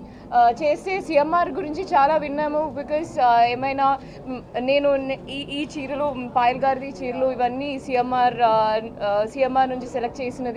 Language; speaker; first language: Telugu; non-native, fluent; Hindi